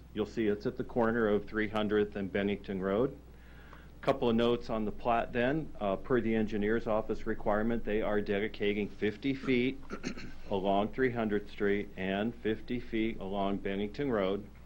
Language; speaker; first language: English; native; English